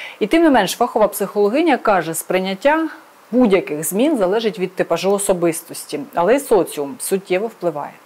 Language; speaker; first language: Ukrainian; native; Ukrainian